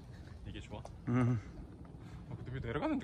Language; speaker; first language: Korean; native; Korean